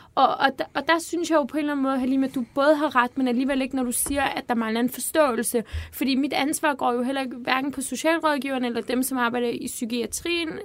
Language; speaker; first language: Danish; early bilingual, other home language; Turkish